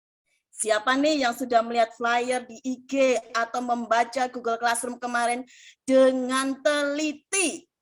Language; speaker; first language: Indonesian; native; Indonesian